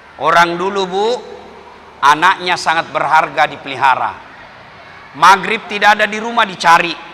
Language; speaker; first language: Indonesian; non-native, local second language; Buginese